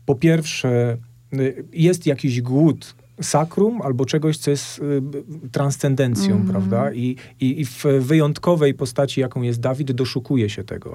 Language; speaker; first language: Polish; native; Polish